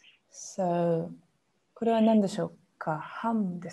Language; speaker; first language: Japanese; non-native, fluent; English